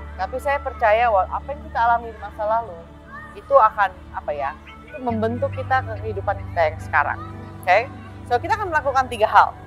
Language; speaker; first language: Indonesian; early bilingual, heritage; Indonesian